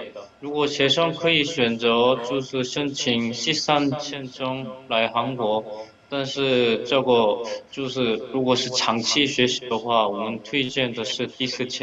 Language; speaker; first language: Chinese; non-native, fluent; Korean